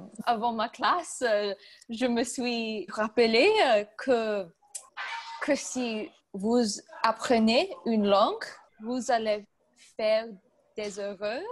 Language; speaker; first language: French; non-native, learner; English